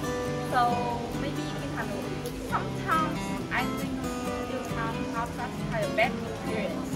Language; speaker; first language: English; non-native, fluent; Vietnamese